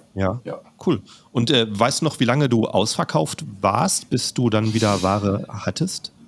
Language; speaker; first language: German; native; German